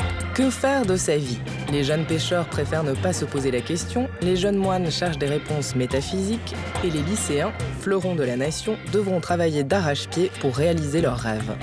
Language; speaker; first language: French; native; French